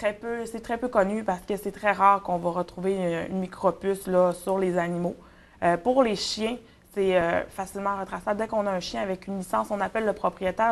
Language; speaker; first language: French; native; French